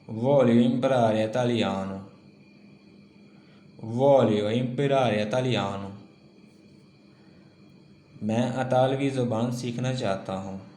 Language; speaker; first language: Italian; non-native, learner; Urdu